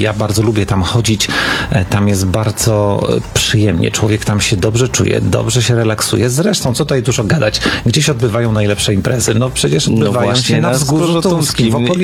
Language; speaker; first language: Polish; native; Polish